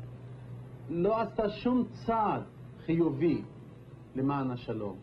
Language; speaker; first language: Hebrew; non-native, local second language; Arabic